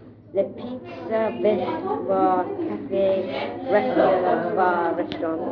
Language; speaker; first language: French; non-native, learner; English